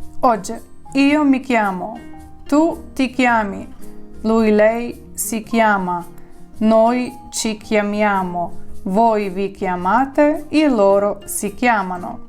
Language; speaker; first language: Italian; non-native, fluent; Ukrainian